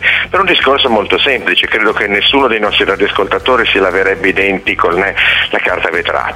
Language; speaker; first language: Italian; native; Italian